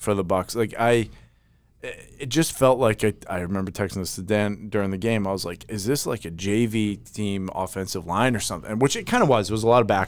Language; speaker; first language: English; native; English